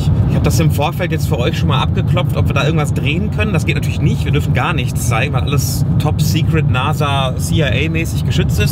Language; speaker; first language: German; native; German